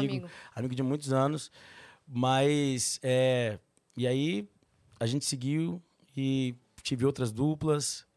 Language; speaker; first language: Portuguese; native; Portuguese